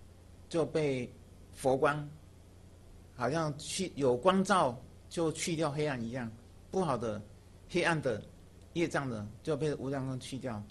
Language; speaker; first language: Chinese; native; Chinese